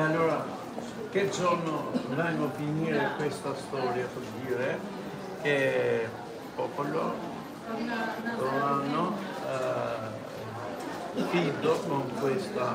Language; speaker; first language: Italian; non-native, learner; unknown